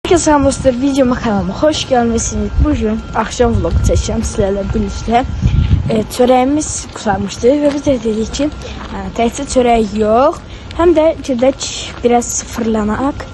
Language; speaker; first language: Turkish; non-native, learner; Azerbaijani